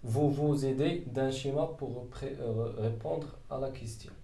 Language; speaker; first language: French; non-native, local second language; Arabic